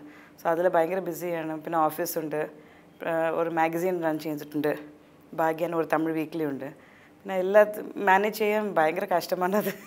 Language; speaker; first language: Malayalam; non-native, local second language; Tamil